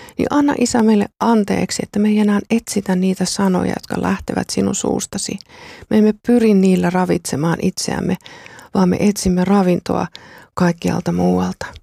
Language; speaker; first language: Finnish; native; Finnish